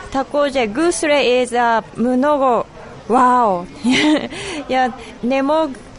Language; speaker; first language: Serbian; non-native, learner; Japanese